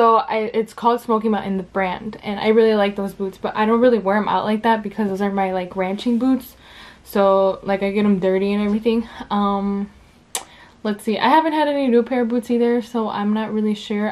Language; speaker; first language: English; early bilingual, other home language; Spanish